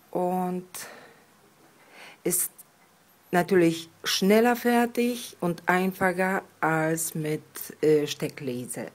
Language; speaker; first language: German; non-native, fluent; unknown